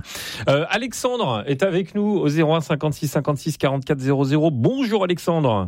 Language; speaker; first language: French; native; French